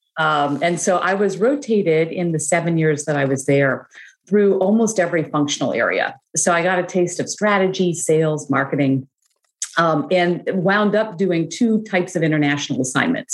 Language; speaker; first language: English; native; English